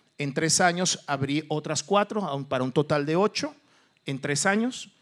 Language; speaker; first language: Spanish; early bilingual, other home language; Portuguese